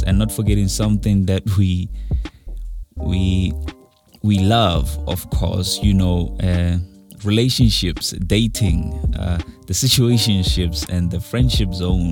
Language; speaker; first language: English; non-native, local second language; Tswana